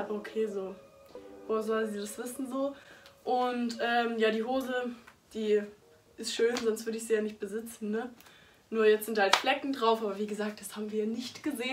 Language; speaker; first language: German; native; German